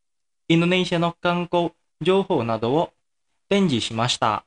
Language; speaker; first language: Japanese; non-native, fluent; Indonesian